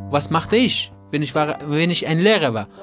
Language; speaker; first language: German; non-native, learner; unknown